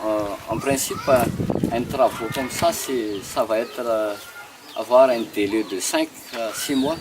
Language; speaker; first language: French; non-native, local second language; Malagasy